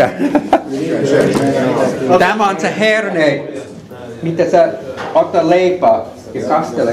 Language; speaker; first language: Finnish; non-native, learner; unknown